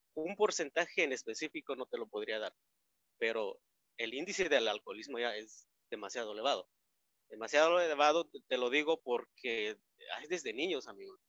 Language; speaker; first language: Spanish; native; Spanish